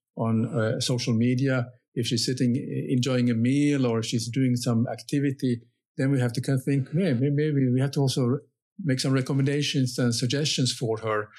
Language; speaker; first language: English; non-native, fluent; Finnish